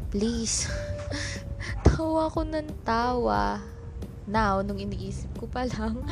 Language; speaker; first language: Filipino; native; Filipino